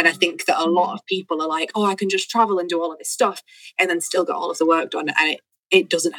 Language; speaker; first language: English; native; English